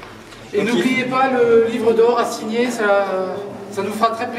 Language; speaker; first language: French; native; French